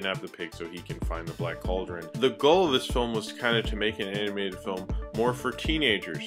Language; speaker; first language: English; native; English